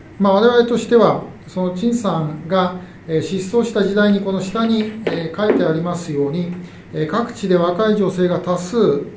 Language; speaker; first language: Japanese; native; Japanese